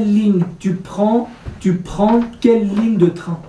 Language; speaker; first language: French; non-native, fluent; Kurdish